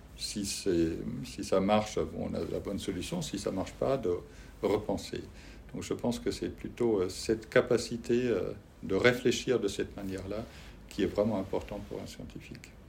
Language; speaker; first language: French; non-native, fluent; German